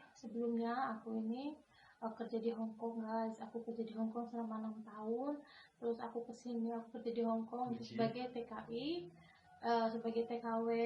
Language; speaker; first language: Indonesian; non-native, local second language; Javanese